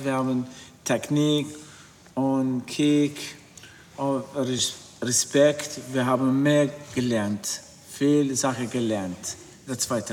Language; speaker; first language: German; non-native, learner; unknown